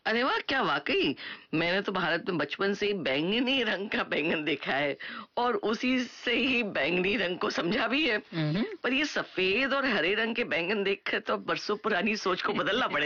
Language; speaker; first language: Hindi; native; Hindi